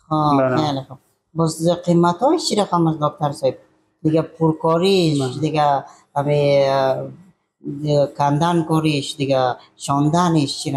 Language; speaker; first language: Persian; non-native, local second language; Hazaragi